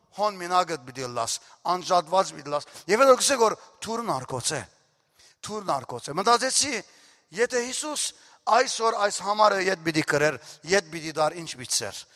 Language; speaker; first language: Armenian; early bilingual, heritage; Armenian